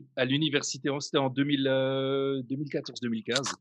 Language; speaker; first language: French; native; French